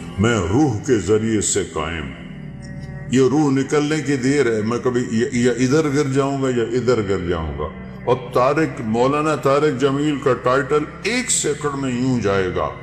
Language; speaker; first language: Urdu; non-native, local second language; Punjabi